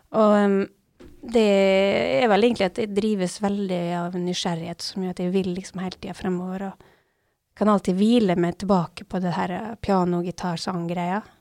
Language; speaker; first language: Norwegian; native; Norwegian